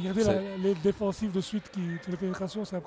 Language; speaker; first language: French; native; French